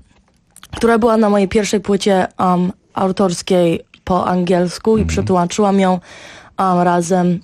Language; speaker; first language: Polish; early bilingual, heritage; Polish